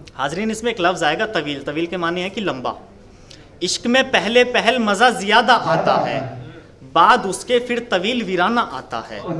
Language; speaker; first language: Hindi; native; Hindi